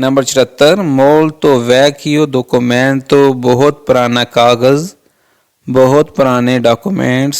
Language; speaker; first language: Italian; non-native, fluent; Urdu